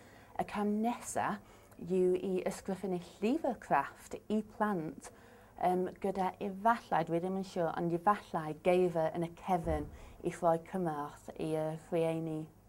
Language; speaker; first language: Welsh; non-native, learner; English